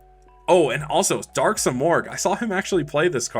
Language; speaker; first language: English; native; English